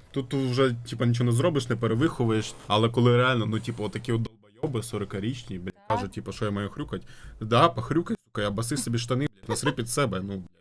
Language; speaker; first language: Ukrainian; non-native, local second language; Russian